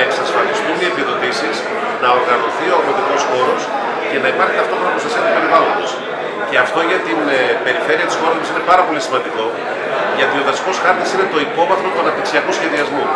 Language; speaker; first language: Greek; native; Greek